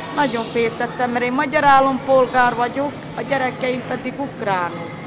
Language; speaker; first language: Hungarian; native; Hungarian